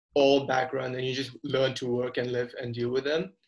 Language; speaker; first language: English; early bilingual, other home language; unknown